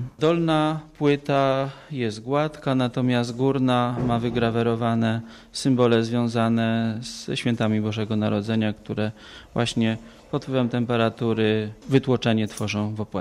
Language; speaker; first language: Polish; native; Polish